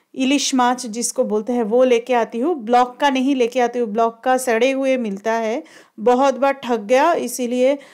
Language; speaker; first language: Hindi; non-native, local second language; Bangla